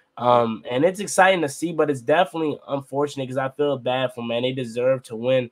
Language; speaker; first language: English; native; English